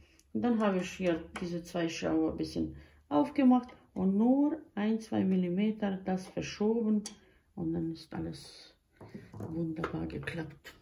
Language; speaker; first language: German; non-native, local second language; Bosnian